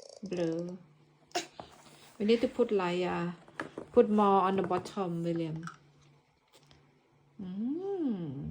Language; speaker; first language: English; non-native, learner; Thai